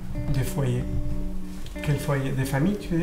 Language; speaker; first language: French; non-native, fluent; Spanish